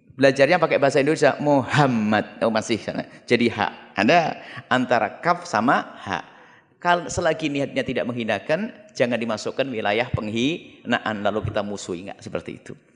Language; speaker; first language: Indonesian; non-native, local second language; Javanese